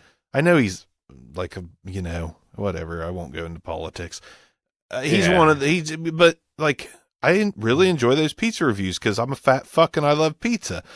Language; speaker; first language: English; native; English